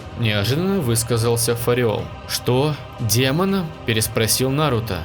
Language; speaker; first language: Russian; native; Russian